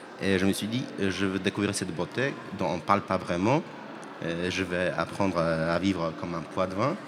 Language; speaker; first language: French; non-native, fluent; Polish